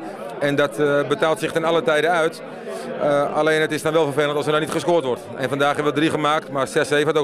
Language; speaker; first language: Dutch; native; Dutch